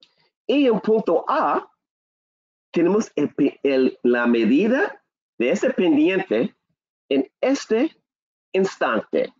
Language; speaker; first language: Spanish; non-native, learner; English